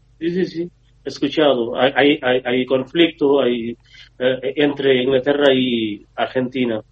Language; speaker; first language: Spanish; non-native, learner; Bangla